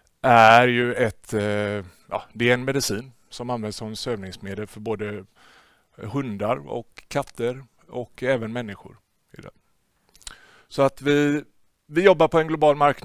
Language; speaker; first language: Swedish; native; Swedish